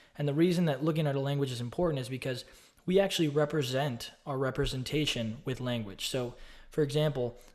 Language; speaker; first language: English; native; English